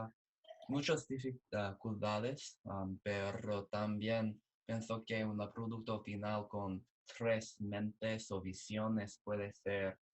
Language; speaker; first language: Spanish; non-native, learner; English